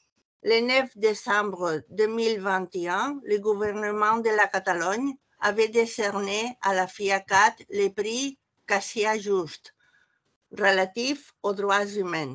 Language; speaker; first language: French; non-native, fluent; Catalan